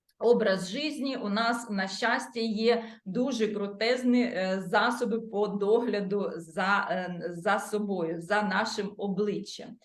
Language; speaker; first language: Ukrainian; non-native, local second language; Russian